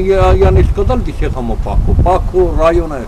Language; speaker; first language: Russian; non-native, learner; Azerbaijani